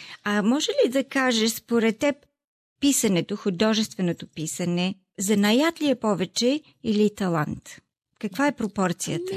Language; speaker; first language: Bulgarian; native; Bulgarian